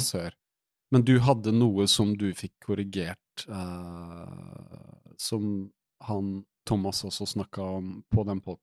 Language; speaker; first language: Norwegian; native; Norwegian